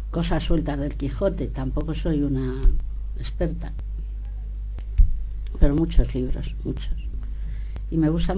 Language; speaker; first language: Spanish; native; Spanish